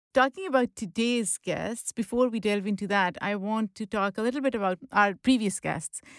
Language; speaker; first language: English; non-native, local second language; Pashto